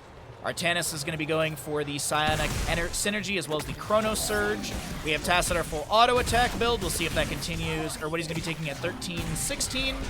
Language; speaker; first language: English; native; English